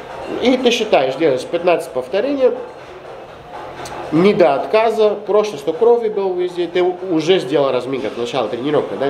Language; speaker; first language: Russian; non-native, fluent; Greek